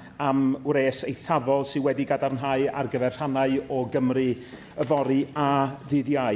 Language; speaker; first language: Welsh; native; Welsh